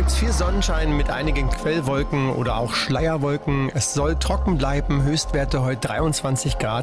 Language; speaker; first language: German; native; German